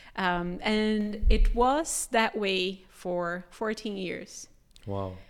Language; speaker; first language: English; non-native, fluent; Portuguese